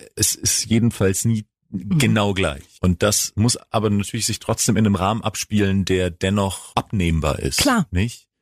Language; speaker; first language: German; non-native, fluent; Greek